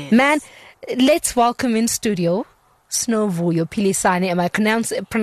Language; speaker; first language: English; non-native, local second language; Xhosa